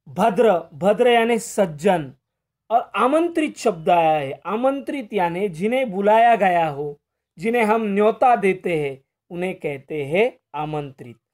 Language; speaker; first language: Hindi; non-native, local second language; Marathi